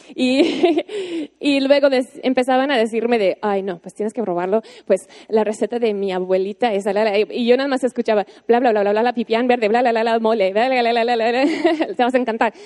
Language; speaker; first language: Spanish; non-native, fluent; English